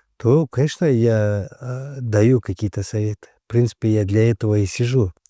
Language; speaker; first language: Russian; non-native, local second language; Kyrgyz